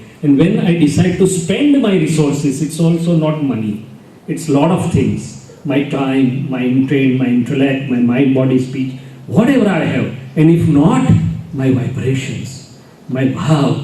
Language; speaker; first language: English; non-native, local second language; Gujarati